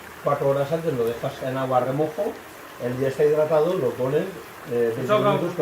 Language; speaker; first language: Spanish; native; Spanish